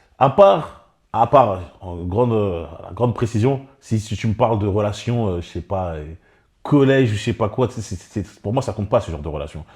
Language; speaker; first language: French; native; French